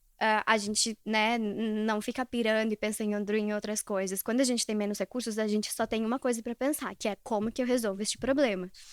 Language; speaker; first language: Portuguese; early bilingual, other home language; Spanish